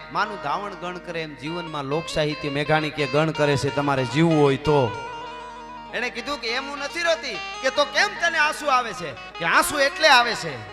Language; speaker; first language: Gujarati; native; Gujarati